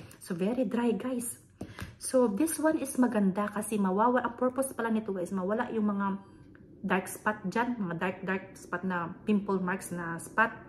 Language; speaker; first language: Filipino; non-native, local second language; Hiligaynon